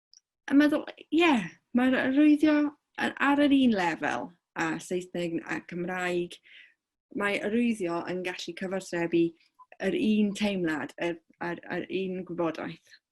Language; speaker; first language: Welsh; non-native, fluent; English